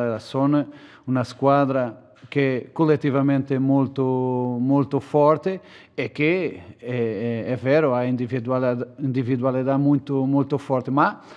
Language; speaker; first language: Italian; non-native, fluent; Portuguese